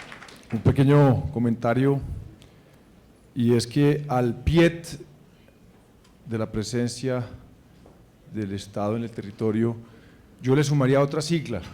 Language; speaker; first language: Spanish; native; Spanish